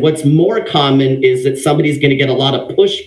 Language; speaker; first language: English; native; English